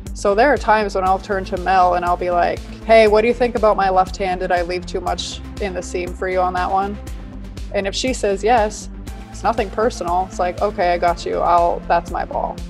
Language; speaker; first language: English; native; English